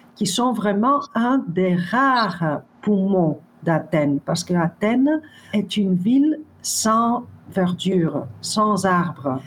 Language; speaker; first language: French; non-native, fluent; Greek